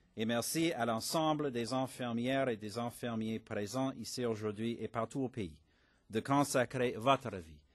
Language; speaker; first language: French; non-native, fluent; English